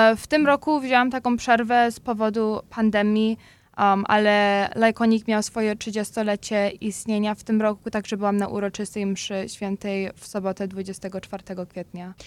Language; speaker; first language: Polish; early bilingual, heritage; Polish